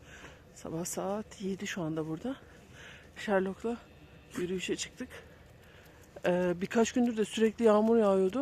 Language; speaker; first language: Turkish; native; Turkish